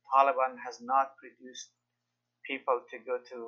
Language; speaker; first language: English; non-native, fluent; Persian